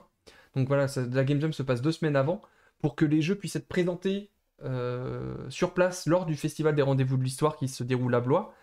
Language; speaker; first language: French; native; French